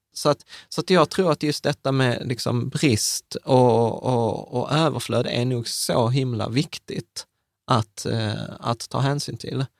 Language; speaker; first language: Swedish; early bilingual, other home language; Czech